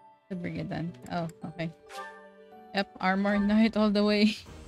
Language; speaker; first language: English; non-native, local second language; Filipino